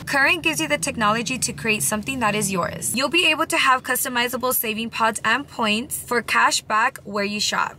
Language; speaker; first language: English; early bilingual, other home language; Spanish